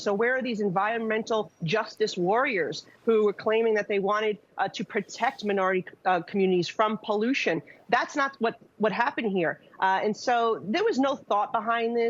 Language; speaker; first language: English; native; English